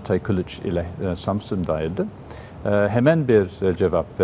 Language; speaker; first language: Turkish; non-native, fluent; English